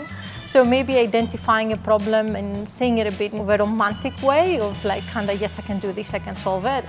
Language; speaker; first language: English; non-native, fluent; Greek